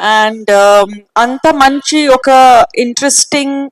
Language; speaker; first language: Telugu; non-native, fluent; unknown